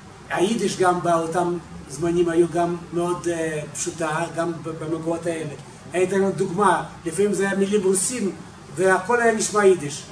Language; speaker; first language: Hebrew; non-native, fluent; Russian